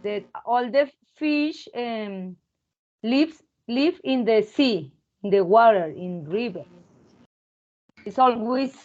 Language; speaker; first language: English; non-native, fluent; Spanish